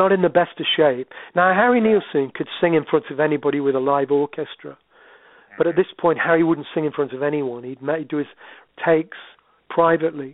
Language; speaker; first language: English; native; English